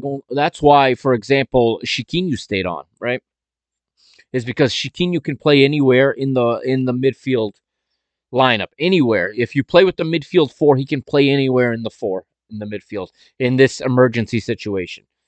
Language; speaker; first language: English; native; English